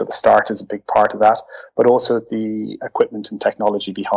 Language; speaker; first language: English; native; English